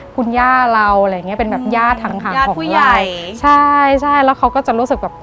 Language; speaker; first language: Thai; native; Thai